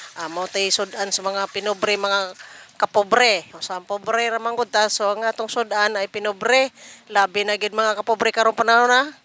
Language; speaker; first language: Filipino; non-native, local second language; Cebuano